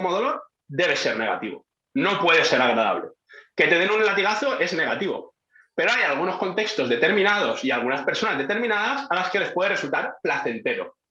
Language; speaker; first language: Spanish; native; Spanish